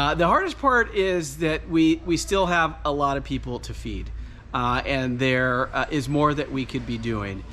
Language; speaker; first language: English; native; English